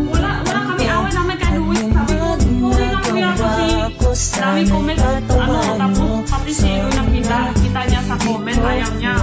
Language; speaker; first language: Filipino; non-native, learner; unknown